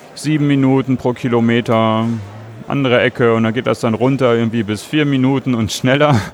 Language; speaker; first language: German; native; German